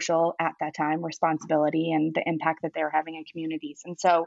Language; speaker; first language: English; native; English